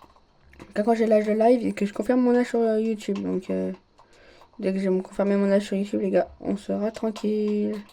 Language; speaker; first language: French; native; French